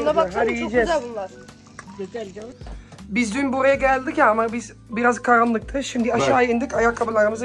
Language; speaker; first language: Turkish; early bilingual, heritage; Turkish